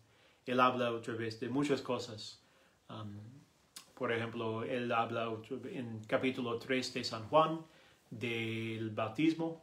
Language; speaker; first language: Spanish; non-native, learner; English